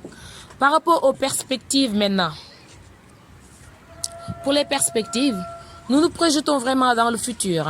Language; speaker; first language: French; non-native, local second language; Wolof